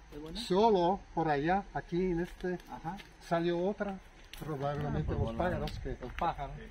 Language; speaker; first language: Spanish; non-native, fluent; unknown